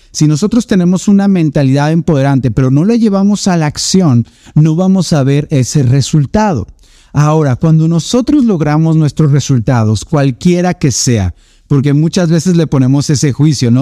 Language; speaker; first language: Spanish; native; Spanish